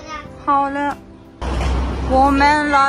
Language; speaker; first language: Chinese; non-native, learner; Japanese